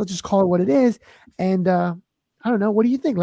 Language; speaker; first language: English; native; English